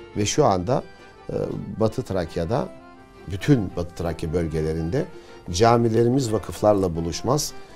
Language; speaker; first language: Turkish; native; Turkish